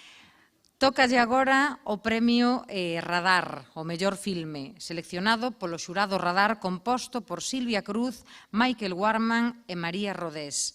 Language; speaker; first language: Galician; native; Galician